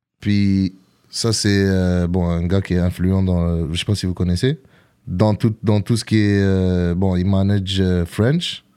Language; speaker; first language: French; early bilingual, other home language; Arabic